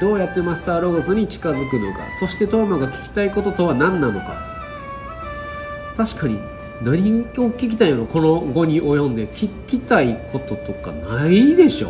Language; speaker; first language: Japanese; native; Japanese